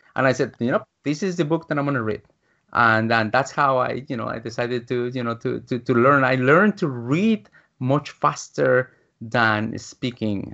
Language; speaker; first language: English; non-native, fluent; Spanish